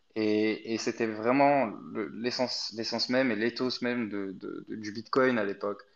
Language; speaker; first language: French; non-native, fluent; Arabic